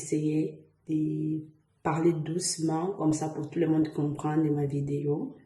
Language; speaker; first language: French; non-native, learner; Portuguese